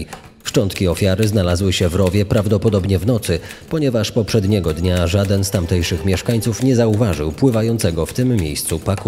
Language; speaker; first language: Polish; native; Polish